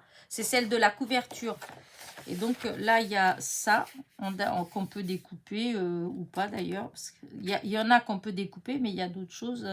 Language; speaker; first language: French; native; French